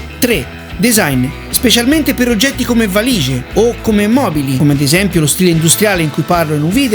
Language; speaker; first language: Italian; native; Italian